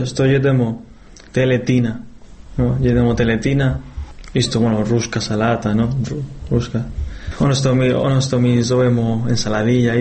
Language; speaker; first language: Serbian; non-native, learner; Spanish